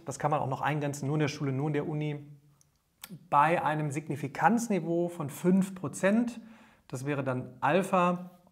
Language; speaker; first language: German; native; German